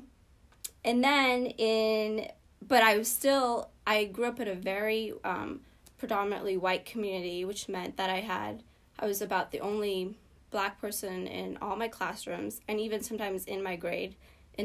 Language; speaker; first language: English; early bilingual, other home language; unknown